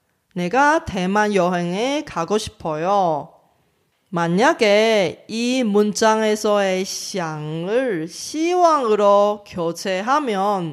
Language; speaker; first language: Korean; non-native, fluent; Chinese